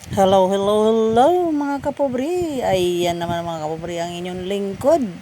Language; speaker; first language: Filipino; non-native, local second language; Cebuano